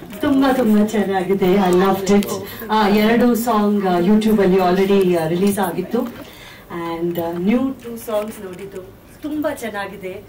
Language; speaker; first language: Kannada; non-native, fluent; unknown